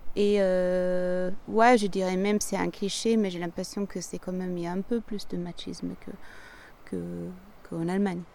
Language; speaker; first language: French; non-native, fluent; German